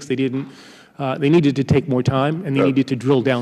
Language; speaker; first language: English; native; English